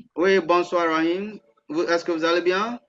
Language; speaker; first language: French; non-native, fluent; Akan